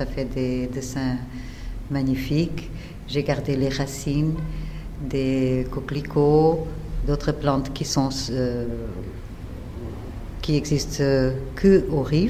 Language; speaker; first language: French; non-native, fluent; Portuguese